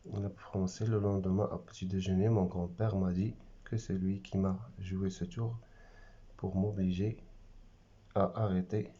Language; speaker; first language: French; non-native, local second language; Arabic